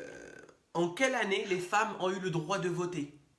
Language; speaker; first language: French; native; French